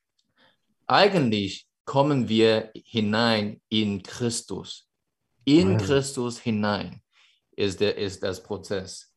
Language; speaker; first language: German; non-native, fluent; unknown